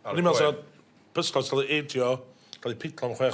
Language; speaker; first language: Welsh; native; Welsh